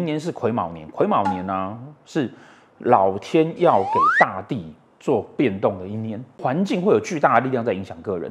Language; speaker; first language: Chinese; native; Chinese